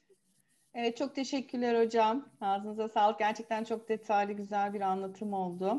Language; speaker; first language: Turkish; native; Turkish